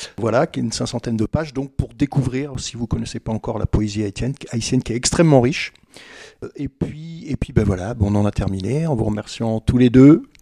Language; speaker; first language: French; native; French